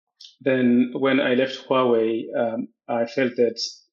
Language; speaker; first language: English; non-native, local second language; Swati